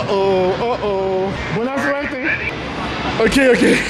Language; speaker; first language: Spanish; non-native, learner; English